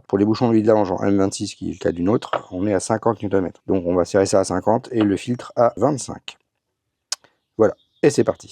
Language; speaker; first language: French; native; French